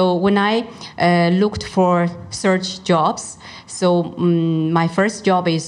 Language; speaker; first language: English; non-native, fluent; Chinese